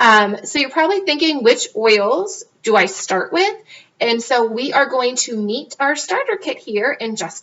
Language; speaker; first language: English; native; English